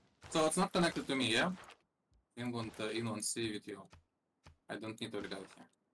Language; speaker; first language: English; non-native, learner; Russian